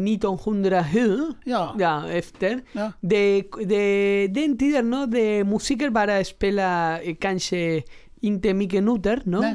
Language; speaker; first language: Swedish; non-native, learner; Spanish